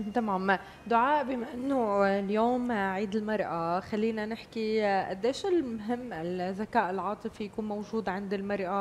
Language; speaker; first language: Arabic; native; Arabic